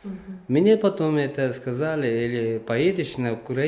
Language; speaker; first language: Russian; non-native, learner; Uzbek